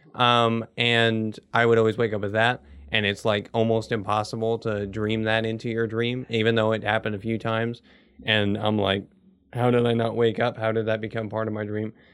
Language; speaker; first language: English; native; English